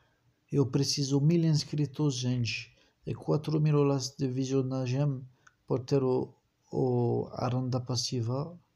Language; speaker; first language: Portuguese; non-native, fluent; French